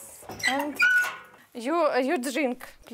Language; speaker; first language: English; non-native, learner; Belarusian